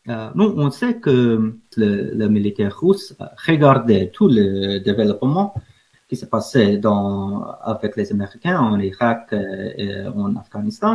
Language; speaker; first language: French; non-native, fluent; English